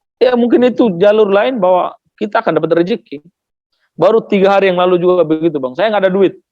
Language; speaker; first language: Indonesian; non-native, local second language; Tetum